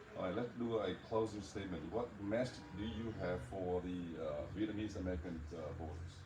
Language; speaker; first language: English; non-native, fluent; Vietnamese